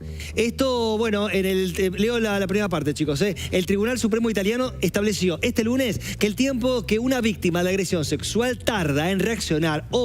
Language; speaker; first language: Spanish; native; Spanish